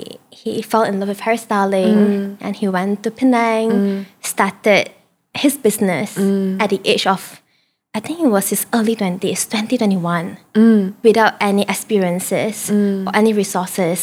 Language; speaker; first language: English; non-native, local second language; Chinese